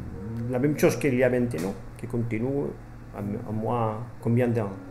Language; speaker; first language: French; non-native, fluent; Spanish